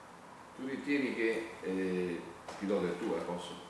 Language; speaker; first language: Italian; native; Italian